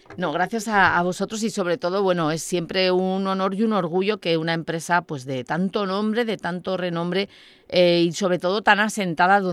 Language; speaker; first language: Spanish; native; Spanish